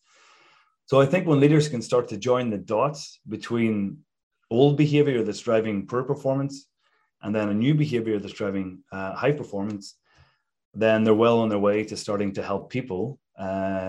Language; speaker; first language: English; native; English